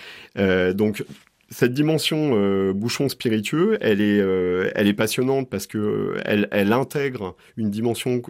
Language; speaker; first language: French; native; French